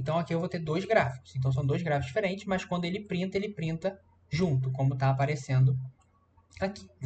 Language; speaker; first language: Portuguese; native; Portuguese